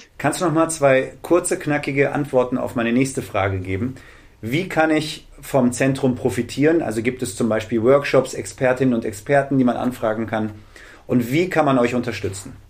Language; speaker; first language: German; native; German